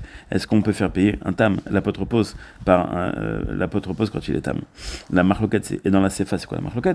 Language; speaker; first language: French; native; French